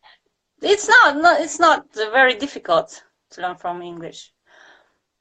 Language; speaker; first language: English; non-native, fluent; Russian